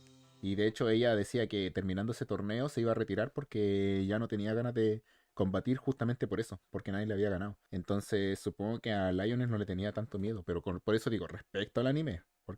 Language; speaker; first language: Spanish; native; Spanish